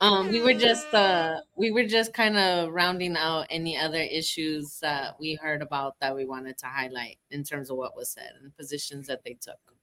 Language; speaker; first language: English; early bilingual, other home language; Spanish